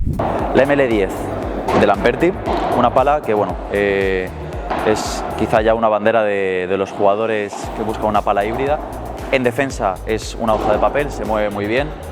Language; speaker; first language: Spanish; native; Spanish